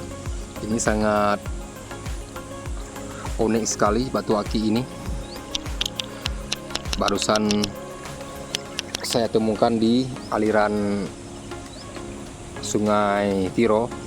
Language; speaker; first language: Indonesian; non-native, local second language; Achinese